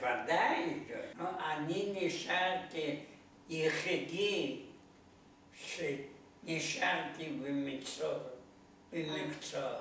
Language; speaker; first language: Hebrew; non-native, learner; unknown